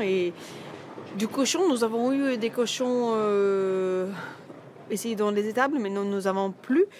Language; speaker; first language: French; non-native, learner; German